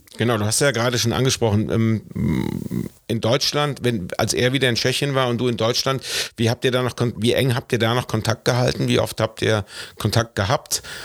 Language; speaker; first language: German; native; German